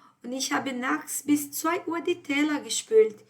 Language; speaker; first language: German; non-native, fluent; Portuguese